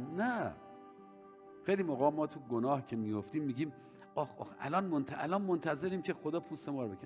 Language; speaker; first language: Persian; native; Persian